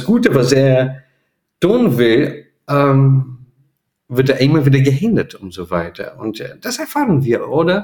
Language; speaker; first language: German; non-native, fluent; Portuguese